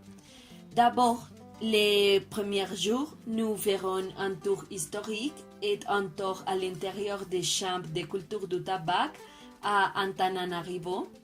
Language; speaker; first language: French; non-native, learner; Spanish